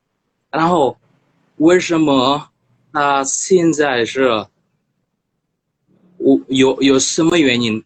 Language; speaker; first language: Chinese; non-native, learner; Indonesian